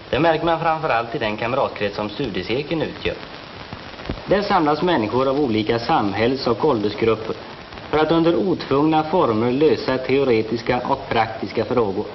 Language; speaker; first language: Swedish; native; Swedish